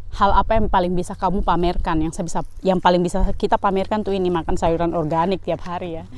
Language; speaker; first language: Indonesian; native; Indonesian